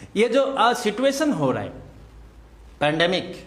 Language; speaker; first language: Hindi; non-native, local second language; Assamese